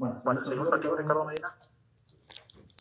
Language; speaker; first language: Spanish; native; Spanish